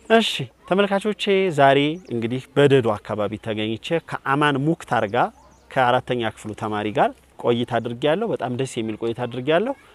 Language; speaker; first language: Amharic; native; Amharic